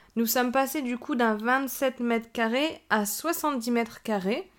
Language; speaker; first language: French; native; French